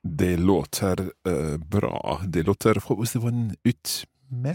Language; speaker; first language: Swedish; non-native, learner; English